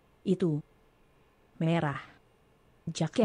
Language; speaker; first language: Indonesian; non-native, learner; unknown